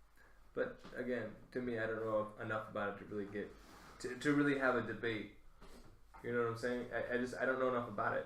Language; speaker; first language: English; native; English